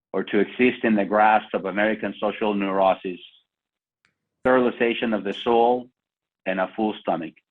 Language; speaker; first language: English; non-native, fluent; Spanish